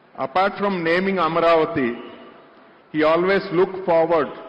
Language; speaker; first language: English; non-native, local second language; Telugu